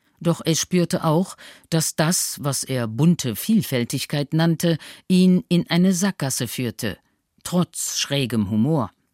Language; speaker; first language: German; native; German